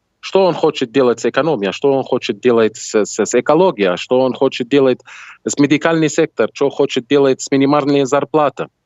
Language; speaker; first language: Russian; non-native, fluent; Arabic